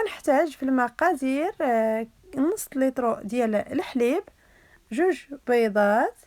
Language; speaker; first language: Arabic; native; Arabic